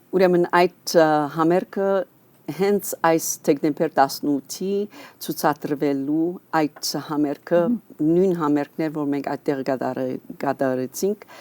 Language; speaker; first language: Armenian; early bilingual, heritage; Armenian